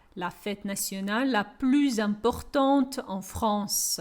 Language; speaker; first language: French; non-native, fluent; Ukrainian